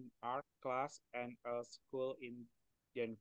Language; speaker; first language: English; non-native, learner; Indonesian